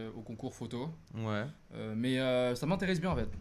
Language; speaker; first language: French; non-native, fluent; Thai